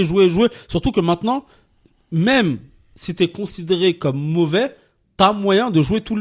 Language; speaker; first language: French; native; French